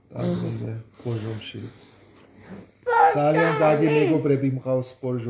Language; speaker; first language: Georgian; non-native, learner; German